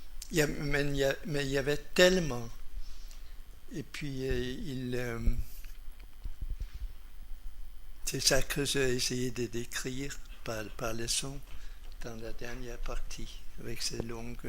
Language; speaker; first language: French; non-native, fluent; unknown